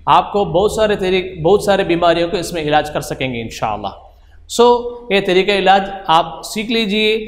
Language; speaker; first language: Hindi; non-native, local second language; Malayalam